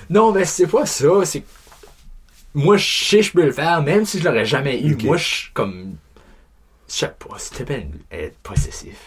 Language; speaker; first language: French; native; French